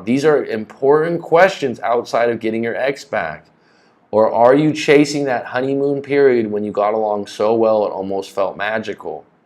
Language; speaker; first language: English; native; English